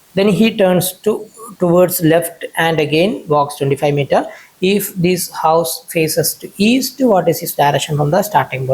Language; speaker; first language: English; non-native, local second language; Malayalam